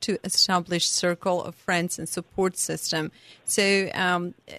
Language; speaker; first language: English; non-native, fluent; Serbian